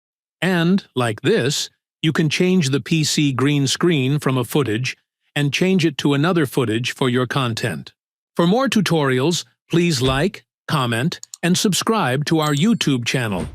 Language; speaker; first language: English; non-native, local second language; Bangla